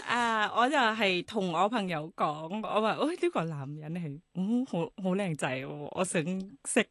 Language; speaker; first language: Cantonese; non-native, learner; Thai